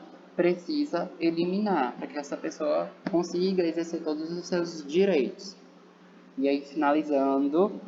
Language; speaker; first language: Portuguese; native; Portuguese